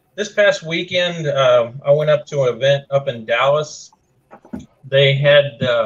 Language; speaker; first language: English; native; English